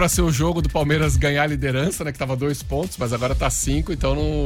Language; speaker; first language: Portuguese; native; Portuguese